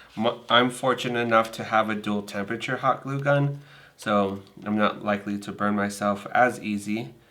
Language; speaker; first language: English; native; English